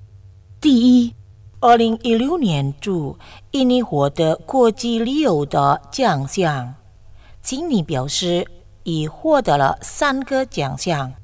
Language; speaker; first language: Chinese; non-native, fluent; Indonesian